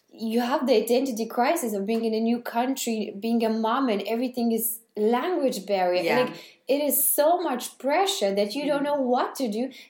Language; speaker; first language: English; non-native, fluent; Lithuanian